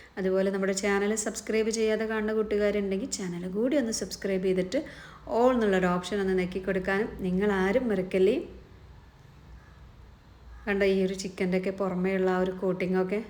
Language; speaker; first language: Malayalam; native; Malayalam